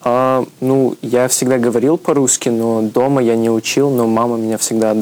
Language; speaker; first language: Russian; early bilingual, heritage; Russian